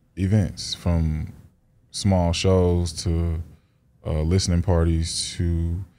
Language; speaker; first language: English; native; English